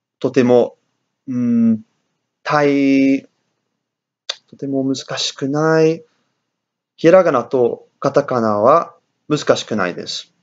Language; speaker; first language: Japanese; non-native, learner; English